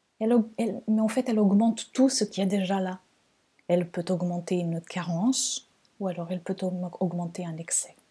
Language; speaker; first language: French; non-native, fluent; Portuguese